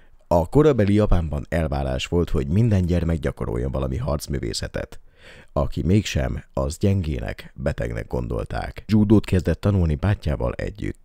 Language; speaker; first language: Hungarian; native; Hungarian